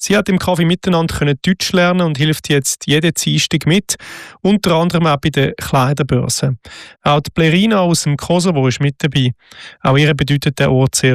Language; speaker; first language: German; native; German